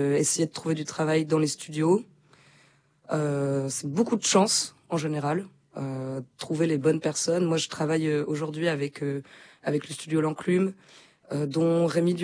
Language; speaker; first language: French; native; French